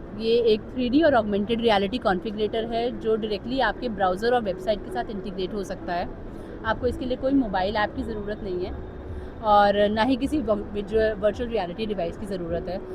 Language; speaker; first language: Hindi; native; Hindi